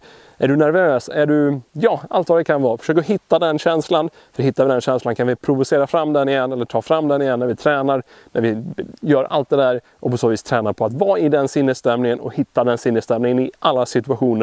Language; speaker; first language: Swedish; native; Swedish